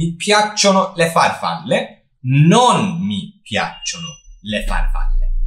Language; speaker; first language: Italian; non-native, fluent; Turkish